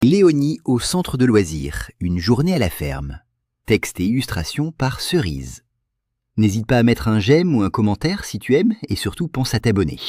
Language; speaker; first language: French; native; French